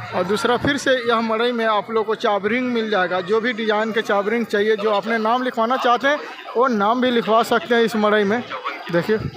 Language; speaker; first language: Hindi; native; Hindi